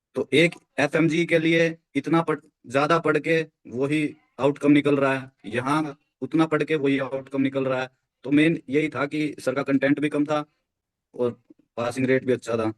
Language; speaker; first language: Hindi; native; Hindi